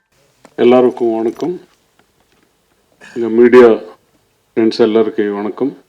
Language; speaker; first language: Tamil; non-native, learner; Telugu